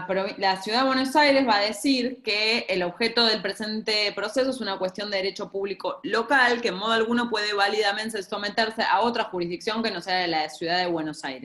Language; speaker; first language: Spanish; native; Spanish